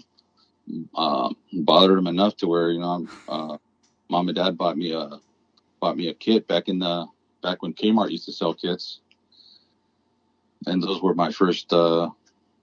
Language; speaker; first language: English; native; English